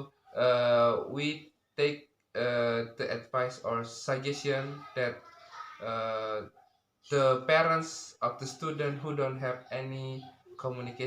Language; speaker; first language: English; non-native, learner; Indonesian